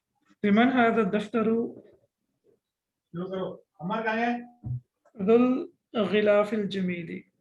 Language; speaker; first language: Arabic; non-native, fluent; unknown